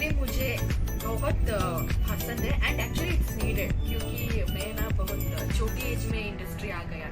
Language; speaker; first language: Hindi; non-native, local second language; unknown